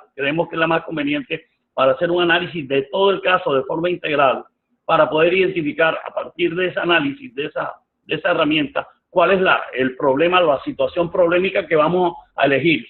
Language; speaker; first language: Spanish; native; Spanish